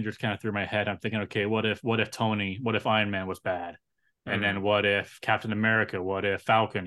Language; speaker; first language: English; native; English